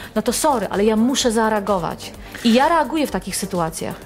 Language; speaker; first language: Polish; native; Polish